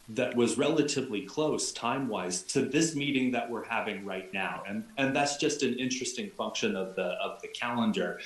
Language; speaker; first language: English; native; English